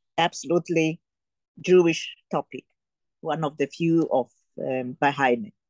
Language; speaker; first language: English; early bilingual, heritage; Polish